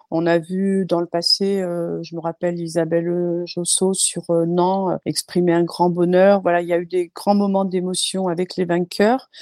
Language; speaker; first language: French; native; French